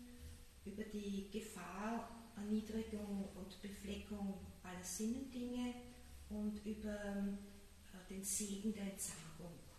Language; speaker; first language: German; native; German